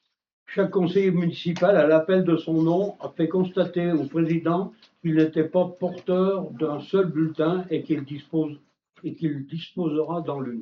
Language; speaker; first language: French; native; French